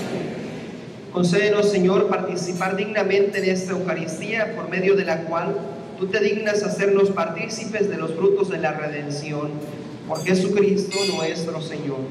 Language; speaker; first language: Spanish; native; Spanish